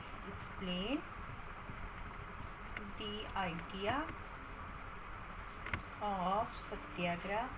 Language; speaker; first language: English; non-native, local second language; Hindi